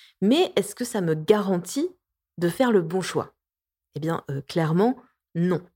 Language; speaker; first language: French; native; French